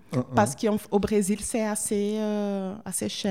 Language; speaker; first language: French; non-native, fluent; Portuguese